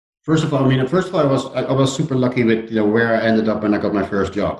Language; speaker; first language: English; non-native, fluent; Dutch